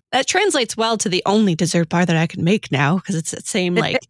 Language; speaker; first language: English; native; English